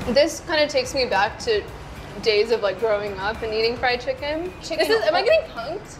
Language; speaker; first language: English; native; English